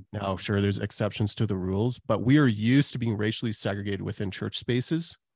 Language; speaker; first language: English; native; English